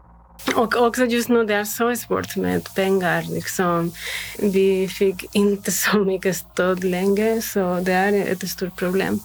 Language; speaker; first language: Swedish; non-native, fluent; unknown